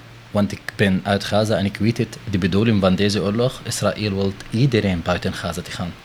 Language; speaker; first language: Dutch; non-native, learner; Arabic